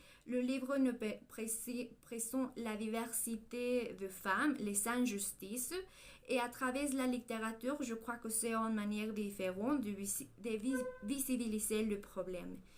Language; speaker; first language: French; non-native, learner; Spanish